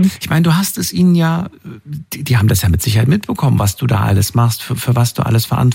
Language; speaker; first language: German; native; German